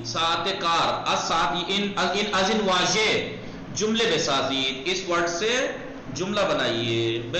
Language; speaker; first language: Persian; non-native, fluent; Urdu